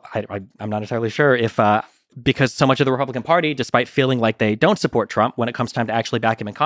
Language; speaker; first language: English; native; English